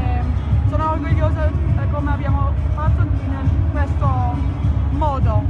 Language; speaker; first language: Italian; non-native, fluent; Dutch